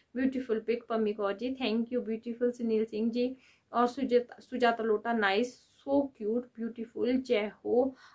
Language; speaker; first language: Hindi; native; Hindi